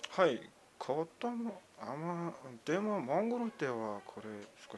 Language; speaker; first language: Japanese; non-native, learner; Mongolian